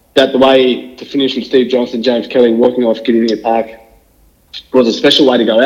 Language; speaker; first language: English; native; English